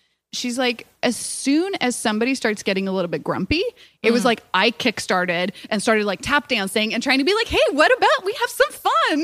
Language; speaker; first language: English; non-native, fluent; Swedish